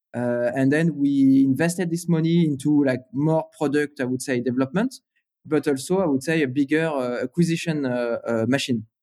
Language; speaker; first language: English; non-native, fluent; French